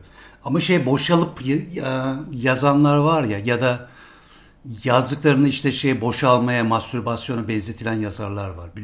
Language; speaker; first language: Turkish; native; Turkish